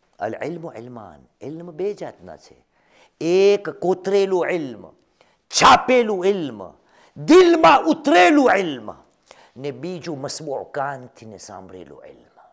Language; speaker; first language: Gujarati; early bilingual, heritage; Gujarati